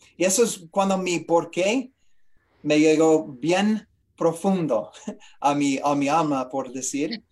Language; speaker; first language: Spanish; non-native, learner; English